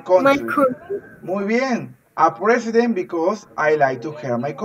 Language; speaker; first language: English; non-native, fluent; Spanish